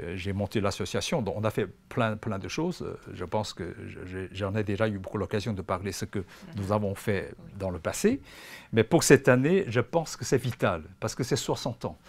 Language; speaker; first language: French; non-native, fluent; Chinese